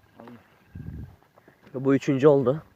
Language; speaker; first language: Turkish; native; Turkish